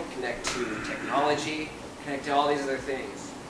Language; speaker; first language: English; native; English